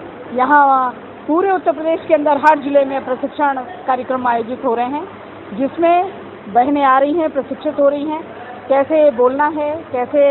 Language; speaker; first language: Hindi; native; Hindi